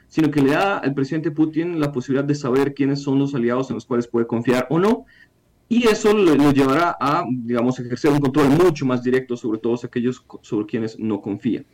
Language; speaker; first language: Spanish; non-native, fluent; Ukrainian